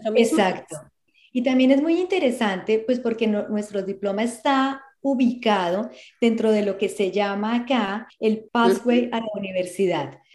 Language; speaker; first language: Spanish; native; Spanish